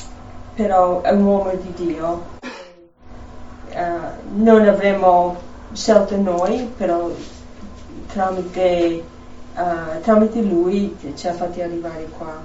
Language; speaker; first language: Italian; non-native, fluent; English